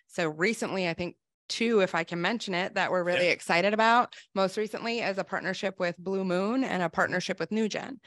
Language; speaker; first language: English; native; English